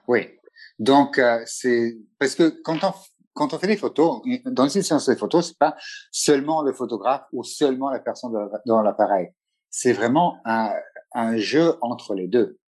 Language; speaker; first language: French; non-native, fluent; Italian